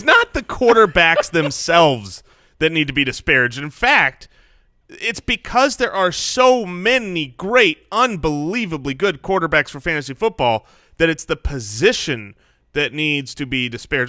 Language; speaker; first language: English; native; English